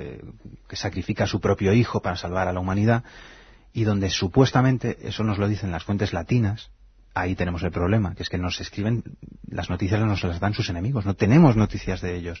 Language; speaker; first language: Spanish; native; Spanish